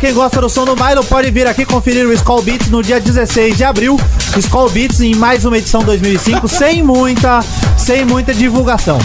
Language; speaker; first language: Portuguese; native; Portuguese